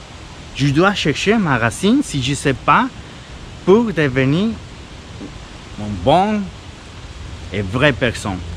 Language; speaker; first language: French; non-native, fluent; Spanish